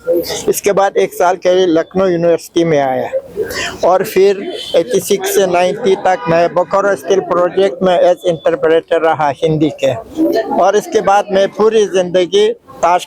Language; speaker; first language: Hindi; non-native, fluent; Uzbek